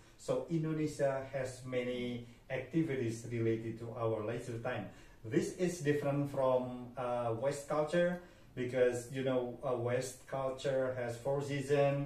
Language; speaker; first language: English; non-native, fluent; Indonesian